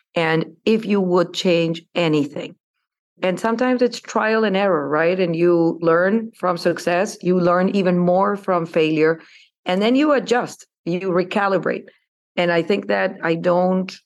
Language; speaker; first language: English; non-native, fluent; Spanish